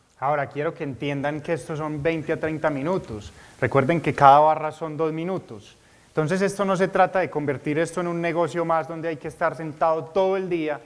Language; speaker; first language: Spanish; native; Spanish